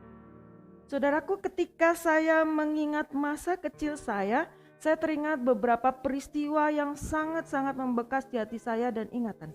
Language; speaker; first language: Indonesian; native; Indonesian